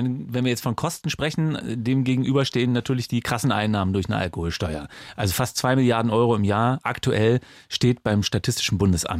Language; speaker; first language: German; native; German